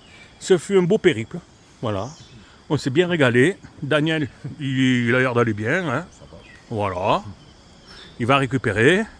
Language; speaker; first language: French; native; French